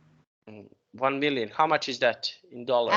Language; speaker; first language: English; non-native, fluent; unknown